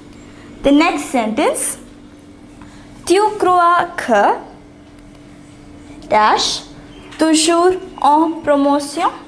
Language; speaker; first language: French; non-native, fluent; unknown